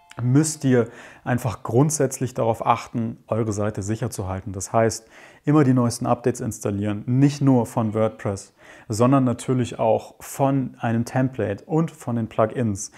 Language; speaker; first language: German; native; German